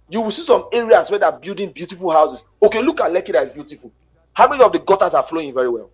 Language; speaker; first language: English; non-native, local second language; Yoruba